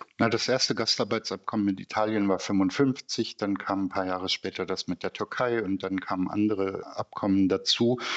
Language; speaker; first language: German; early bilingual, other home language; Turkish